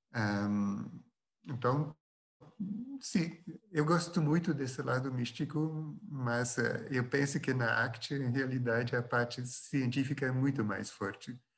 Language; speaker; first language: Portuguese; non-native, fluent; Dutch